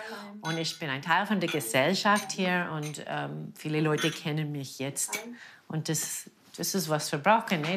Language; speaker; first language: German; non-native, fluent; English